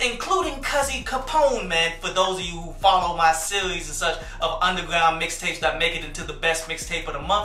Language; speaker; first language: English; native; English